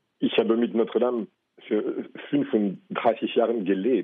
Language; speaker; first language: German; non-native, learner; French